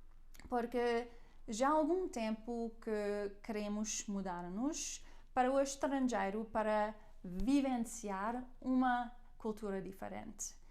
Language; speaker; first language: Portuguese; non-native, learner; German